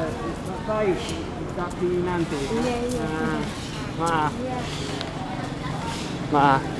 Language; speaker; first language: Indonesian; non-native, learner; English